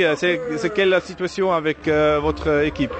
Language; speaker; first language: French; non-native, learner; German